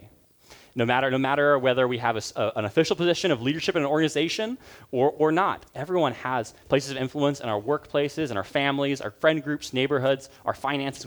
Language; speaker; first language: English; native; English